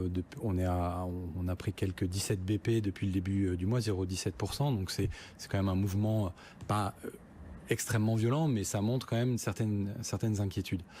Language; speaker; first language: French; native; French